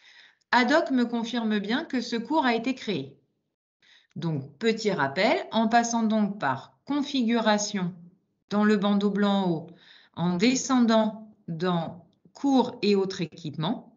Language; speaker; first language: French; native; French